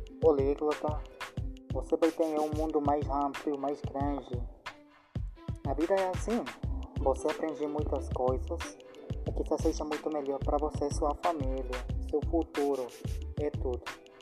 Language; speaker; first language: Portuguese; non-native, learner; Spanish